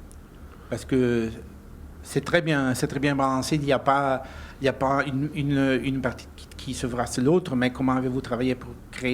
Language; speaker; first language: French; non-native, fluent; Italian